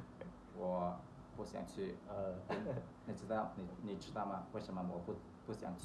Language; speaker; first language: Chinese; non-native, learner; Thai